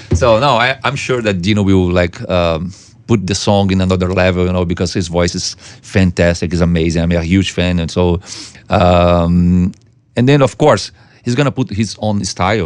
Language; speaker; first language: English; non-native, fluent; Portuguese